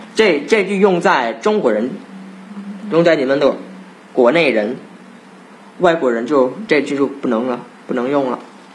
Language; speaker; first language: Chinese; non-native, fluent; Thai